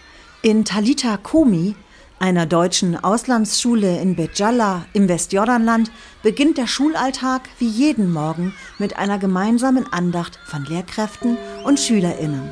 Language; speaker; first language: German; native; German